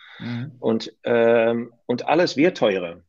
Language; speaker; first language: German; non-native, learner; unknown